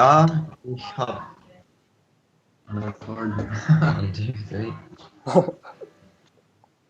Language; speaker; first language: German; non-native, learner; English